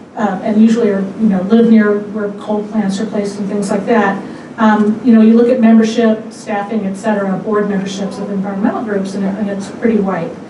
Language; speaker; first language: English; native; English